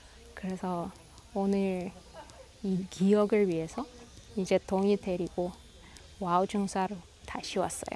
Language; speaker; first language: Korean; non-native, fluent; Russian